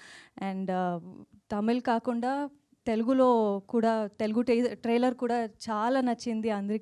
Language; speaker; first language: Telugu; non-native, fluent; Kannada